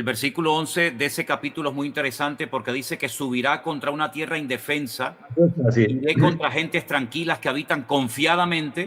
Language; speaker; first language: Spanish; native; Spanish